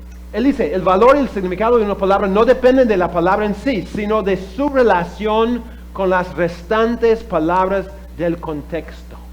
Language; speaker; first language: Spanish; non-native, fluent; English